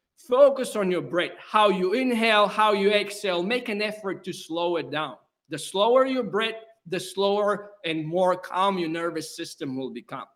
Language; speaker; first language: English; non-native, fluent; Bulgarian